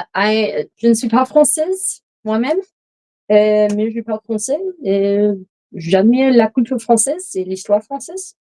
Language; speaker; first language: French; non-native, fluent; English